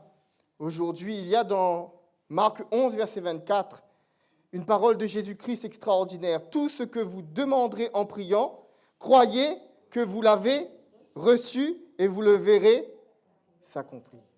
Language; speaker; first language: French; native; French